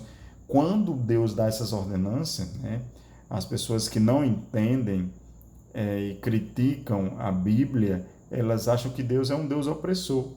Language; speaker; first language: Portuguese; native; Portuguese